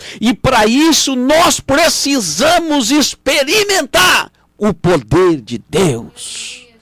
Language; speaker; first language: Portuguese; native; Portuguese